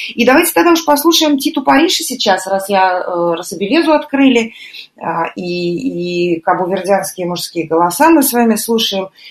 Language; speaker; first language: Russian; native; Russian